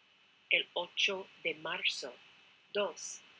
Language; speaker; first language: Spanish; non-native, fluent; English